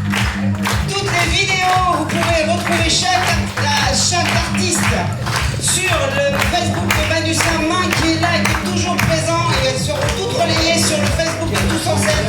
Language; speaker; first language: French; native; French